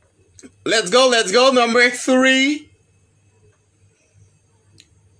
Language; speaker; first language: English; non-native, fluent; Haitian Creole